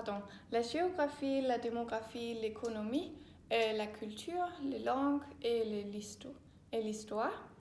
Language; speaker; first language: French; non-native, learner; Danish